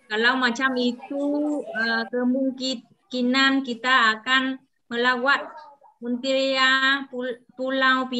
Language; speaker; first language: Indonesian; non-native, learner; Vietnamese